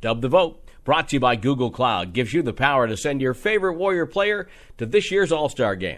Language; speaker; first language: English; native; English